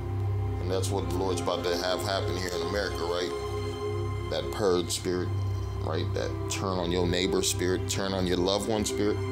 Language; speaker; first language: English; native; English